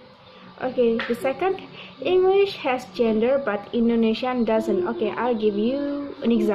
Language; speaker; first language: English; non-native, learner; Indonesian